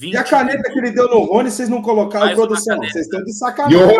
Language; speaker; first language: Portuguese; native; Portuguese